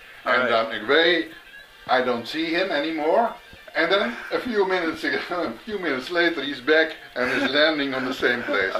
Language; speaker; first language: English; non-native, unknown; Dutch